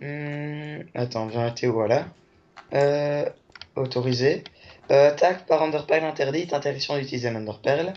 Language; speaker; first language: French; native; French